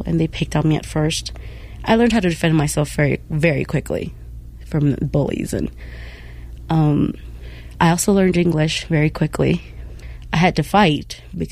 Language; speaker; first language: English; non-native, local second language; Spanish